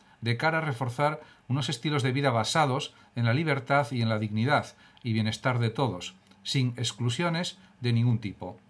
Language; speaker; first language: Spanish; native; Spanish